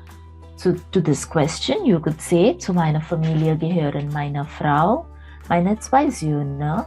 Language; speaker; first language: German; non-native, fluent; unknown